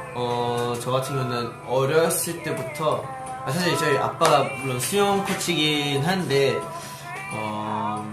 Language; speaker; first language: Korean; early bilingual, heritage; Korean